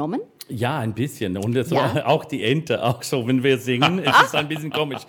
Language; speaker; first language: German; non-native, learner; English